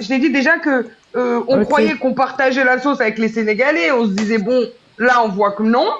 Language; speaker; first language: French; native; French